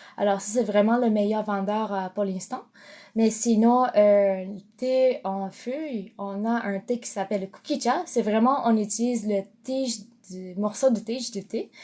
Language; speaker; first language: French; non-native, fluent; Japanese